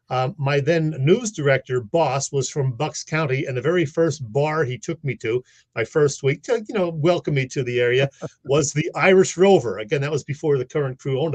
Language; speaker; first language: English; native; English